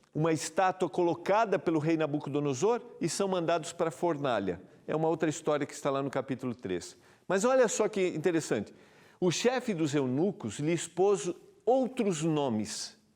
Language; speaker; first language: Portuguese; native; Portuguese